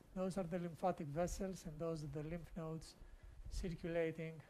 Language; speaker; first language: English; non-native, fluent; Greek